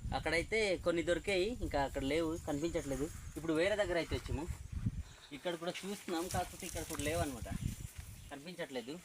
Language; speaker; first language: Telugu; non-native, local second language; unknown